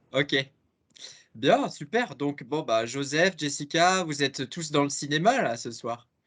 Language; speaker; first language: French; native; French